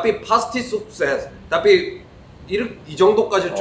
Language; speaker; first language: Indonesian; non-native, learner; Korean